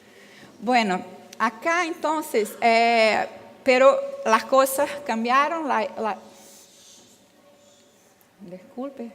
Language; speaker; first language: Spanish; non-native, learner; Portuguese